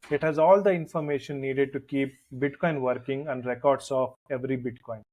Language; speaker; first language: English; non-native, local second language; Kannada